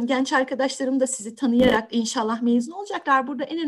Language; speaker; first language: Turkish; native; Turkish